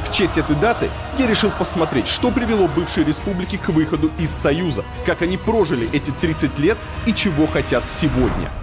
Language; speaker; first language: Russian; native; Russian